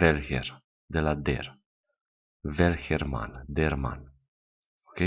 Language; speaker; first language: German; non-native, fluent; Romanian